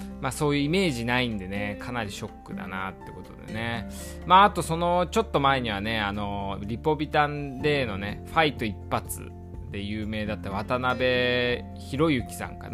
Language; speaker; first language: Japanese; native; Japanese